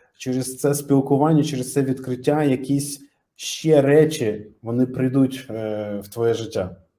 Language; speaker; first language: Ukrainian; native; Ukrainian